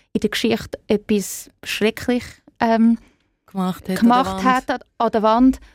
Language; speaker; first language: German; native; German